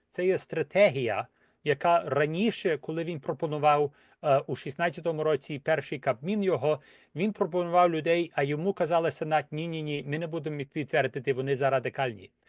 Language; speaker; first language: Ukrainian; early bilingual, heritage; Ukrainian